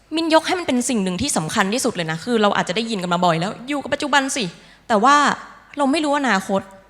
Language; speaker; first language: Thai; native; Thai